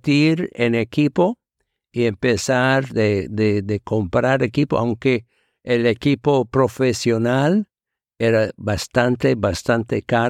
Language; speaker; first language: Spanish; non-native, fluent; English